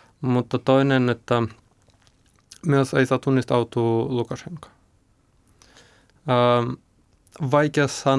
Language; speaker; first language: Finnish; non-native, learner; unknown